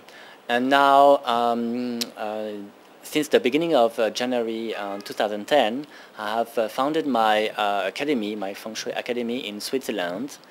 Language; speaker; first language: English; non-native, fluent; French